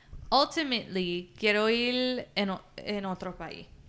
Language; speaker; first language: Spanish; early bilingual, heritage; Spanish